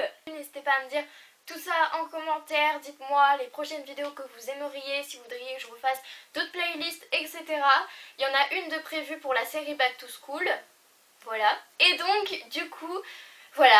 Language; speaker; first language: French; native; French